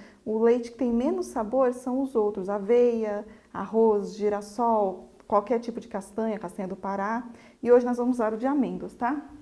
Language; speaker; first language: Portuguese; native; Portuguese